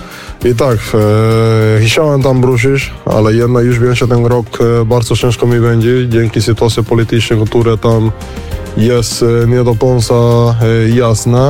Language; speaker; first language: Polish; non-native, learner; Spanish